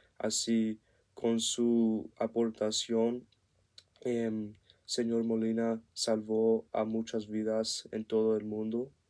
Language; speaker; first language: Spanish; non-native, learner; English